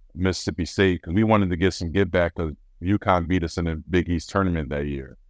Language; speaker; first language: English; native; English